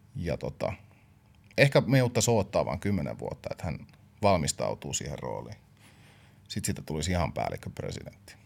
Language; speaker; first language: Finnish; native; Finnish